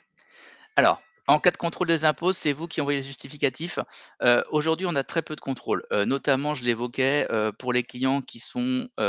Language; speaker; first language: French; native; French